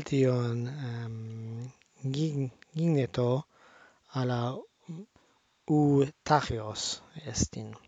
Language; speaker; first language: Greek; non-native, learner; English